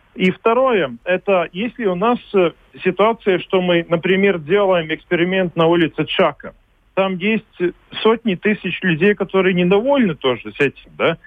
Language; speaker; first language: Russian; non-native, local second language; Latvian